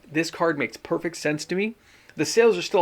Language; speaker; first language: English; native; English